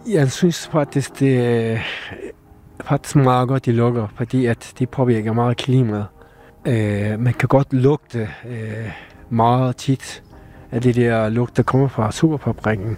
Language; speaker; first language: Danish; non-native, fluent; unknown